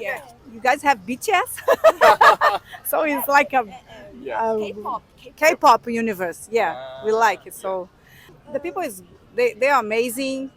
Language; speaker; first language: English; non-native, learner; Portuguese